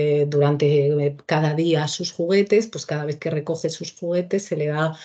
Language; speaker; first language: Spanish; native; Spanish